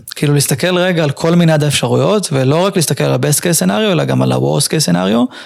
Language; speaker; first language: Hebrew; native; Hebrew